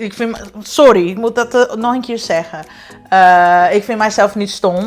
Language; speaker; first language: Dutch; non-native, fluent; Portuguese